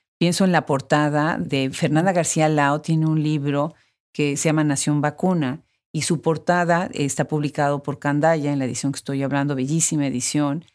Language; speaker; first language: Spanish; native; Spanish